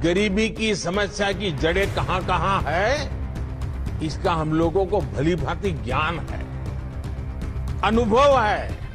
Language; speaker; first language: Hindi; non-native, local second language; Gujarati